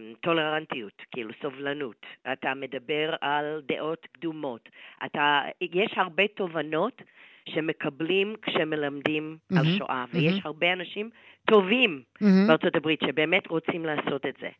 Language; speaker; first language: Hebrew; non-native, fluent; English